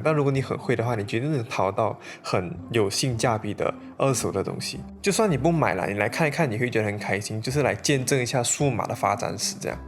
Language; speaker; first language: Chinese; native; Chinese